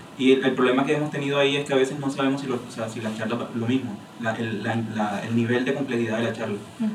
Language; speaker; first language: Spanish; native; Spanish